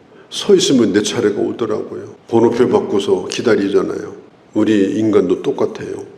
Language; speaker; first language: Korean; native; Korean